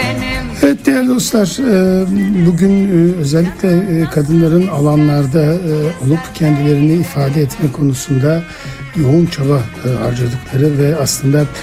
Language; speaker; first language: Turkish; native; Turkish